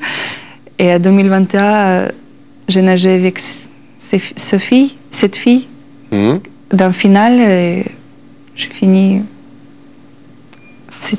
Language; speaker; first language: French; non-native, learner; Russian